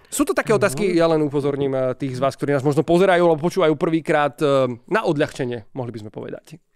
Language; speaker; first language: Slovak; native; Slovak